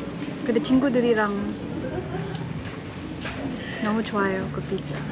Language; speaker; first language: Korean; non-native, learner; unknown